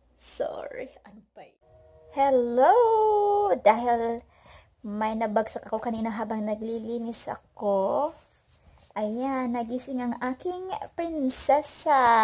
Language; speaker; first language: Filipino; non-native, local second language; Hiligaynon